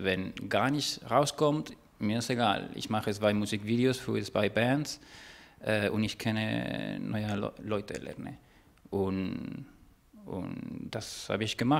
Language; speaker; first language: German; non-native, fluent; Spanish